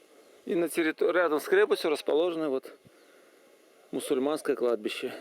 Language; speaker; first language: Russian; native; Russian